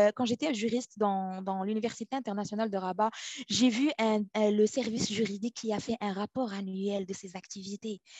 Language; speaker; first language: French; non-native, local second language; Arabic